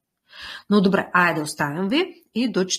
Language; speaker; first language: Bulgarian; non-native, fluent; Russian